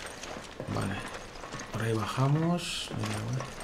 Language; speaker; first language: Spanish; native; Spanish